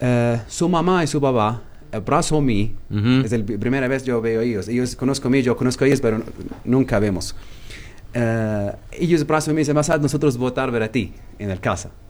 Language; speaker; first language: Spanish; non-native, learner; Arabic